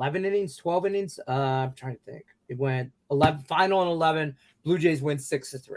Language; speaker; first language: English; native; English